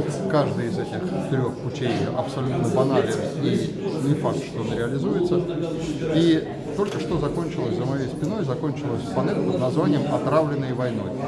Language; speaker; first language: Russian; native; Russian